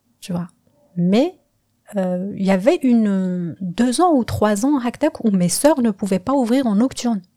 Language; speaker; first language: French; non-native, local second language; Kabyle